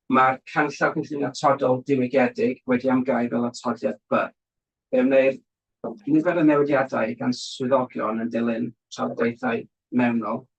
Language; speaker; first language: Welsh; native; Welsh